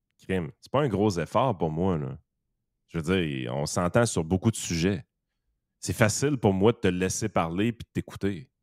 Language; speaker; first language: French; native; French